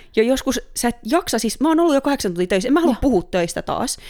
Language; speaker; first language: Finnish; native; Finnish